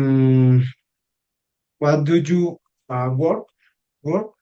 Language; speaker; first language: English; non-native, learner; Spanish